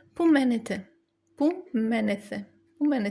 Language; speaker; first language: Greek; non-native, learner; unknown